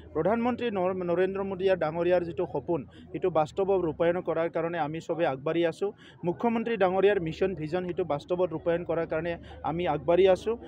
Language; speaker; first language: Assamese; non-native, local second language; Bodo